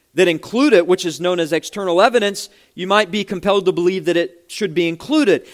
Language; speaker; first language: English; native; English